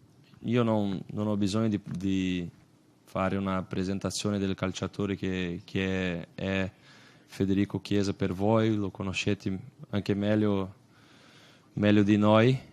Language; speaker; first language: Italian; non-native, fluent; Portuguese